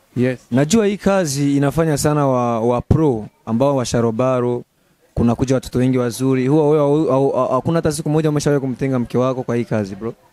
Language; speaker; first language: Swahili; non-native, local second language; Rundi